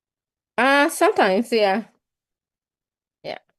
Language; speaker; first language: English; non-native, learner; Spanish